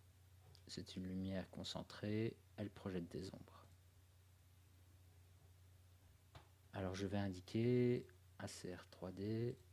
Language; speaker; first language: French; native; French